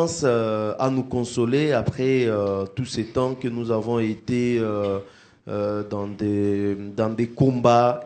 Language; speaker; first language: French; non-native, local second language; Lingala